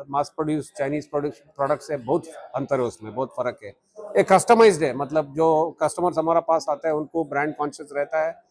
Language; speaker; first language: Hindi; non-native, local second language; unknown